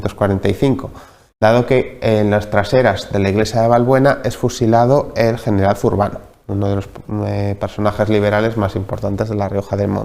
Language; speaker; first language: Spanish; native; Spanish